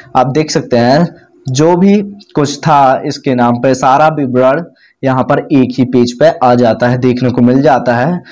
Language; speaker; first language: Hindi; native; Hindi